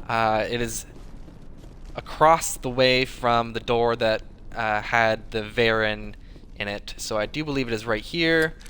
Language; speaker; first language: English; native; English